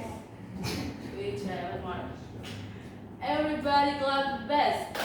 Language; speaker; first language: English; non-native, learner; Indonesian